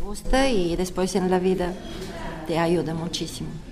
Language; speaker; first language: Spanish; non-native, learner; Bulgarian